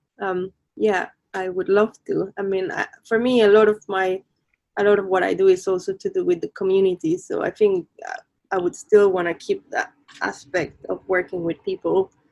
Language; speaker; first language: English; non-native, fluent; Spanish